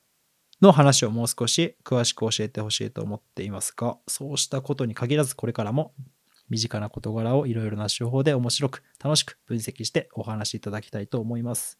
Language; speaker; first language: Japanese; native; Japanese